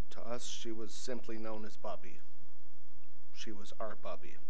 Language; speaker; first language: English; native; English